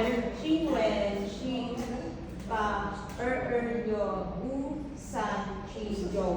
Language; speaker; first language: Chinese; non-native, learner; Filipino